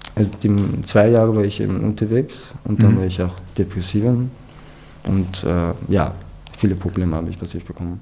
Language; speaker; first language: German; non-native, fluent; Persian